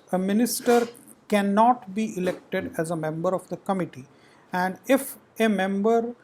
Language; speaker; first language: English; non-native, local second language; Marathi